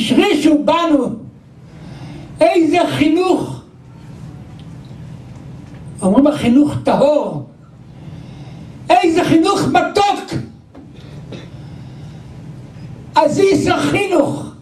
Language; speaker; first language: Hebrew; non-native, local second language; Yiddish